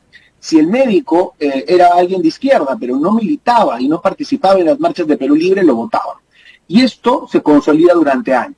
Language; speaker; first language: Spanish; native; Spanish